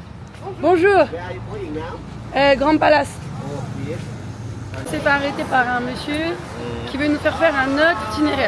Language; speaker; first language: French; native; French